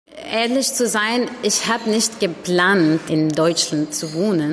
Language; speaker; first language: German; non-native, learner; Arabic